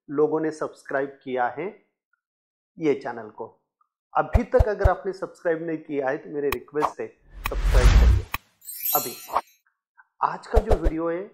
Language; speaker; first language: Hindi; non-native, local second language; Marathi